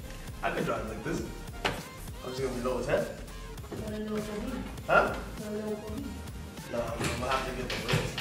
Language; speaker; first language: English; native; English